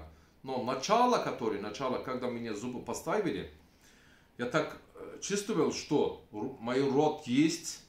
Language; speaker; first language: Russian; non-native, learner; Turkish